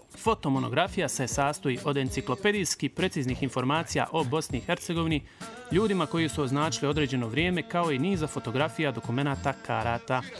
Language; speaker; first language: Croatian; early bilingual, heritage; Bosnian